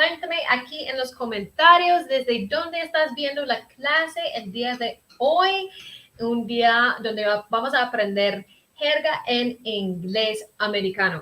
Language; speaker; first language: Spanish; early bilingual, heritage; Spanish